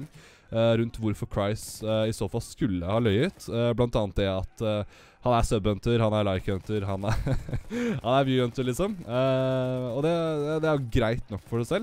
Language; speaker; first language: Norwegian; native; Norwegian